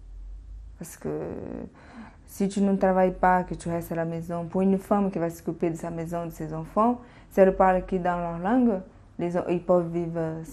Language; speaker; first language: French; non-native, fluent; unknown